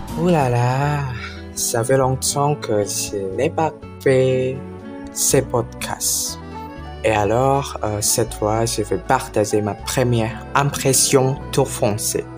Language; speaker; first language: French; non-native, learner; Indonesian